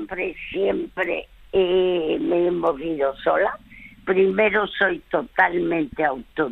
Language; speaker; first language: Spanish; early bilingual, other home language; French